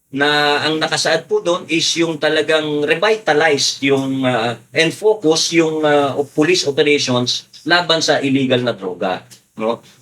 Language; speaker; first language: Filipino; non-native, local second language; Pampanga